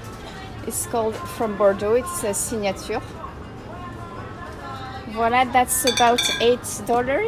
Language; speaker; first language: English; non-native, fluent; French